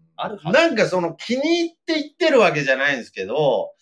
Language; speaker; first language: Japanese; native; Japanese